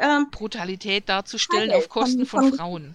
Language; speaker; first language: German; native; German